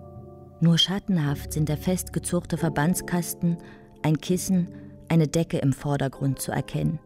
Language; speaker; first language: German; native; German